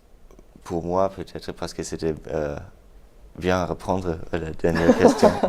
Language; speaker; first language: French; non-native, fluent; German